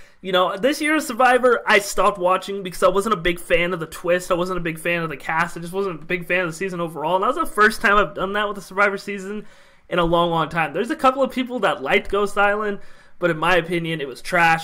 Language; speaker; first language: English; native; English